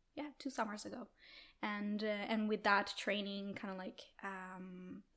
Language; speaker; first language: English; non-native, fluent; Italian